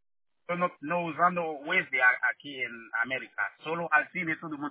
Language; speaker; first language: Spanish; non-native, learner; Haitian Creole